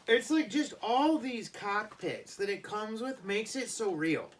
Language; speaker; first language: English; native; English